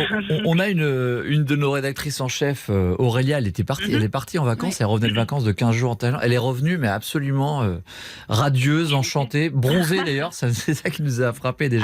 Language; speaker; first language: French; native; French